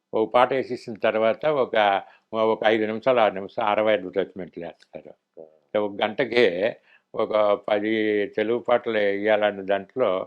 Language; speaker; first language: Telugu; early bilingual, heritage; Telugu